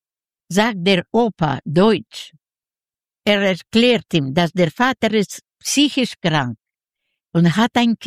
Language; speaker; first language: German; non-native, fluent; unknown